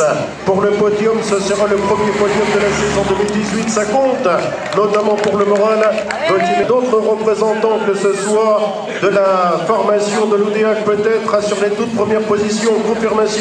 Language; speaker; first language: French; native; French